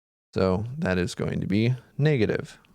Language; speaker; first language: English; native; English